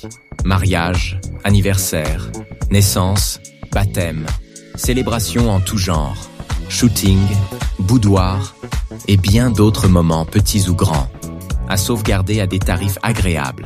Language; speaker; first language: French; native; French